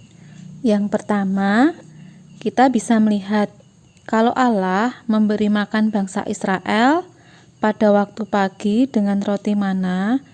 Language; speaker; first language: Indonesian; native; Indonesian